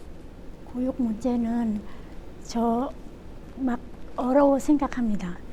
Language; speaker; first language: Korean; non-native, learner; Khmer